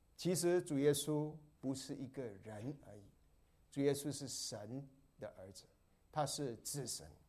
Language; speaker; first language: Chinese; non-native, local second language; Cantonese